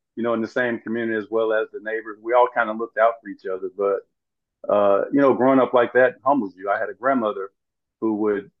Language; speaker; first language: English; native; English